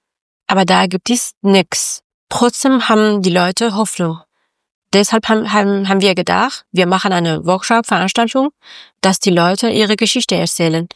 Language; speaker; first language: German; non-native, learner; Persian